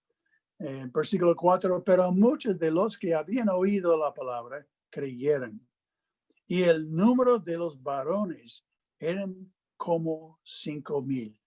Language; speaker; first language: Spanish; non-native, fluent; English